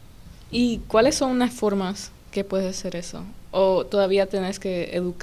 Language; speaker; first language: Spanish; early bilingual, heritage; English